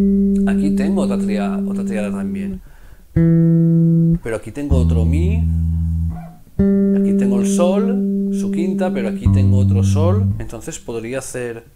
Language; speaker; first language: Spanish; native; Spanish